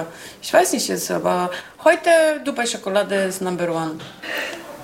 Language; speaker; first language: German; non-native, learner; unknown